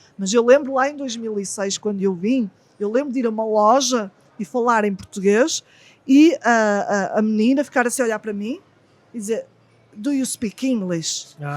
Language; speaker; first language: Portuguese; early bilingual, heritage; Portuguese